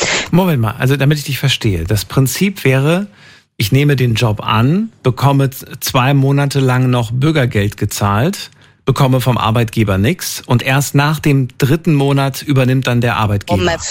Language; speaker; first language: German; native; German